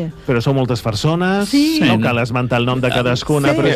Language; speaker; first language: Catalan; native; Catalan